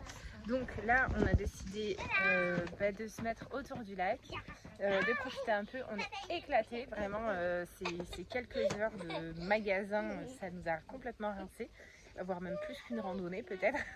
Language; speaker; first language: French; native; French